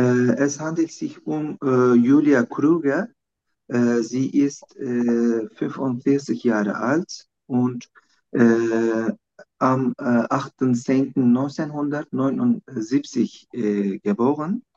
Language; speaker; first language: German; non-native, learner; Turkish